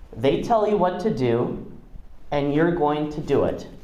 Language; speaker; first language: English; non-native, fluent; Russian